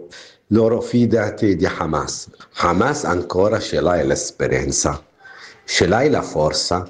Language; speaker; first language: Italian; non-native, learner; Arabic